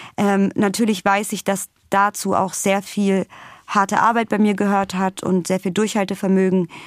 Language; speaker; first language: German; early bilingual, other home language; Russian